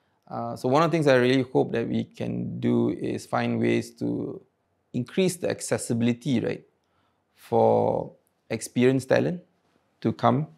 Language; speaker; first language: English; non-native, local second language; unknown